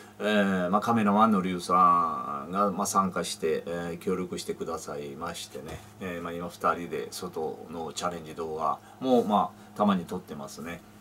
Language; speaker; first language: Japanese; native; Japanese